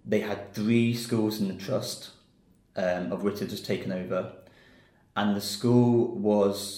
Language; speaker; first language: English; native; English